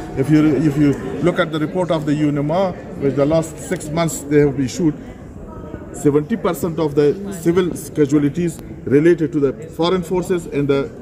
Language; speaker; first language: English; non-native, fluent; Pashto